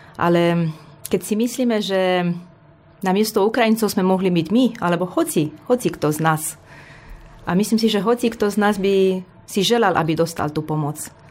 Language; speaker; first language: Slovak; non-native, fluent; Romanian